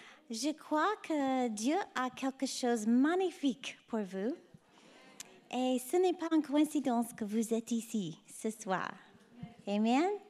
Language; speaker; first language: French; non-native, learner; English